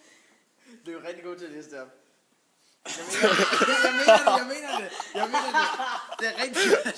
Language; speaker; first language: Danish; native; Danish